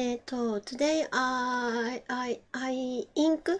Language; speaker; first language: English; non-native, learner; Japanese